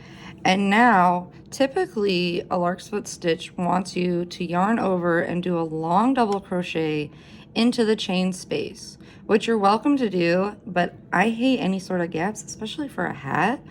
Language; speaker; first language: English; native; English